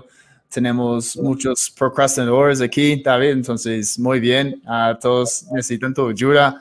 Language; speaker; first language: Spanish; non-native, fluent; English